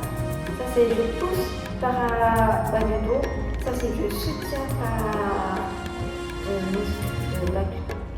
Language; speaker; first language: French; non-native, learner; Japanese